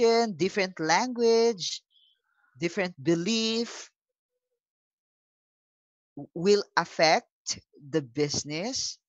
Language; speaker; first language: English; non-native, local second language; Filipino